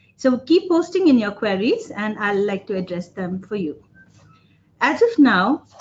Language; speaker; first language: English; non-native, local second language; Hindi